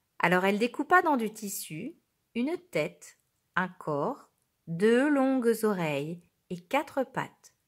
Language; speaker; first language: French; native; French